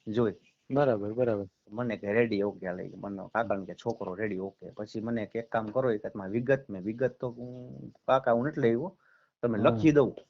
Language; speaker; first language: Gujarati; native; Gujarati